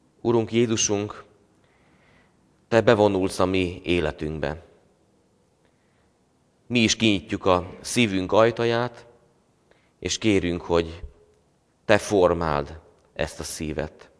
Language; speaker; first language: Hungarian; native; Hungarian